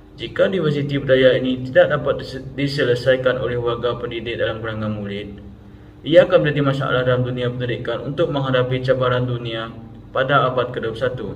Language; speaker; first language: Malay; non-native, local second language; Iban